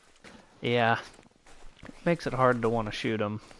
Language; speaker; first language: English; native; English